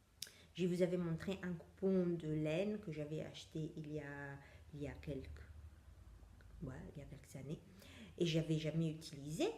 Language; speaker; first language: French; non-native, fluent; Italian